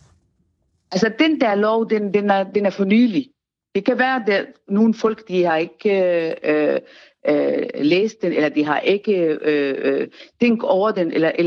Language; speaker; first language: Danish; non-native, learner; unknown